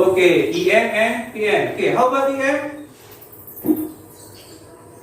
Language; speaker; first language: English; non-native, learner; Indonesian